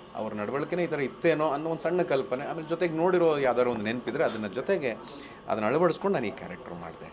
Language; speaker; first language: Kannada; native; Kannada